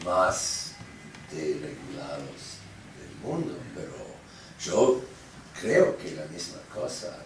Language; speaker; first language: Spanish; non-native, fluent; English